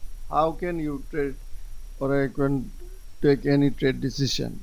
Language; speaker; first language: English; non-native, local second language; Bangla